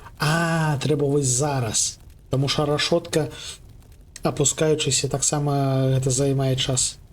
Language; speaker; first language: Belarusian; native; Belarusian